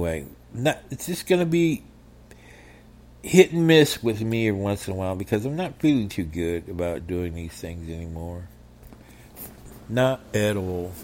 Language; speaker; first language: English; native; English